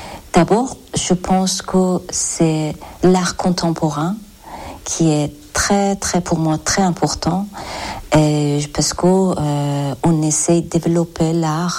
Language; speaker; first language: French; non-native, learner; Persian